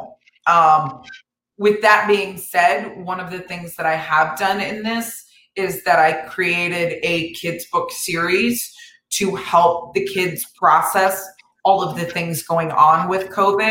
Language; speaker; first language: English; native; English